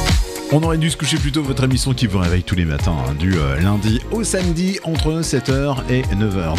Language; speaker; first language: French; native; French